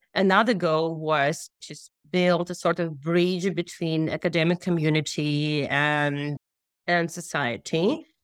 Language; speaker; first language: English; non-native, fluent; Russian